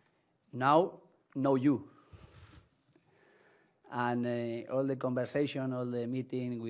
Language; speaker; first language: English; non-native, learner; Spanish